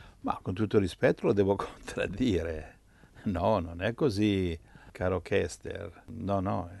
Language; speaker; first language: Italian; native; Italian